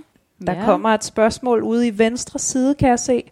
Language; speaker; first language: Danish; native; Danish